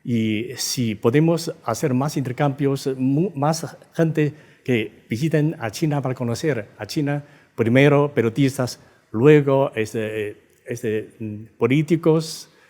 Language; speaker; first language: Spanish; non-native, fluent; Chinese